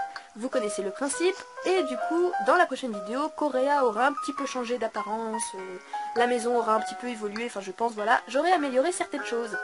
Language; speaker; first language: French; native; French